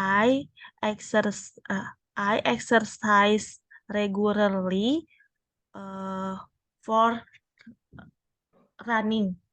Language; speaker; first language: English; non-native, learner; Indonesian